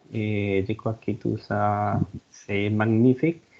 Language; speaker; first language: French; non-native, learner; Spanish